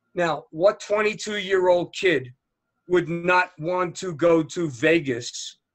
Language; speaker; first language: English; native; English